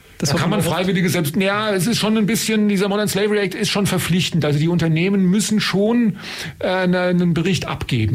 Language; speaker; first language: German; native; German